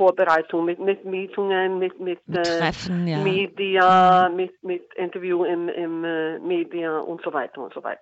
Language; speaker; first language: German; non-native, learner; Icelandic